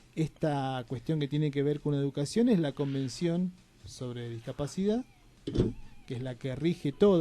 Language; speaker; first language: Spanish; native; Spanish